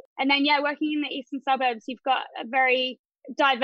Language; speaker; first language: English; native; English